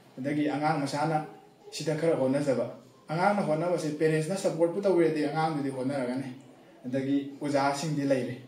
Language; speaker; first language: Manipuri; native; Manipuri